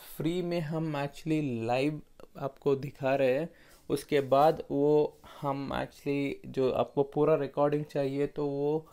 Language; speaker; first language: Hindi; non-native, local second language; Kannada